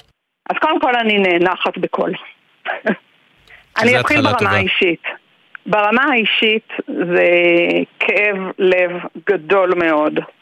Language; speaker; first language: Hebrew; native; Hebrew